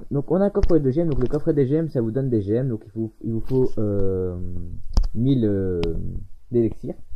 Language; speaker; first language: French; native; French